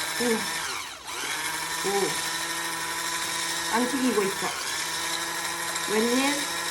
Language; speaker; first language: Korean; native; Korean